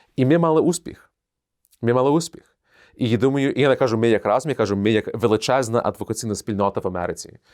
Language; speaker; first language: Ukrainian; early bilingual, heritage; Ukrainian